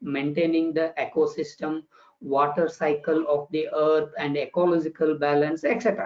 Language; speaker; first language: English; non-native, local second language; Kannada